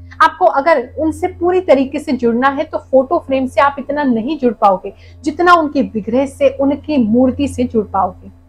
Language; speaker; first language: Hindi; native; Hindi